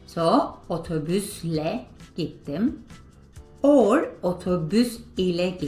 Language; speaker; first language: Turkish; non-native, fluent; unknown